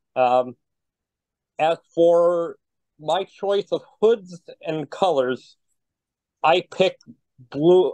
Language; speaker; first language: English; native; English